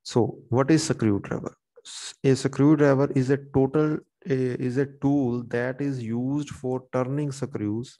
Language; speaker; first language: English; non-native, local second language; Punjabi